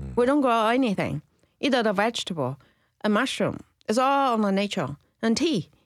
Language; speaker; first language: English; non-native, learner; Chinese